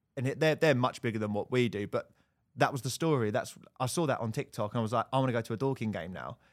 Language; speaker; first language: English; native; English